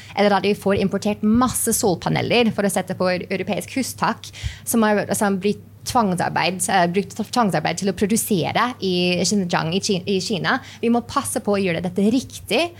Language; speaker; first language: Norwegian; non-native, fluent; English